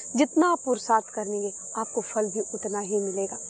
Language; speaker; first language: Hindi; native; Hindi